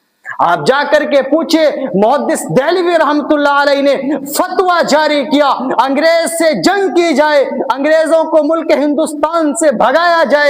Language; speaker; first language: Urdu; native; Urdu